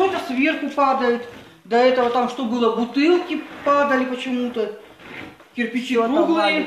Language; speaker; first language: Russian; native; Russian